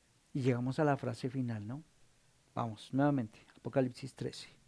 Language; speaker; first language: Spanish; native; Spanish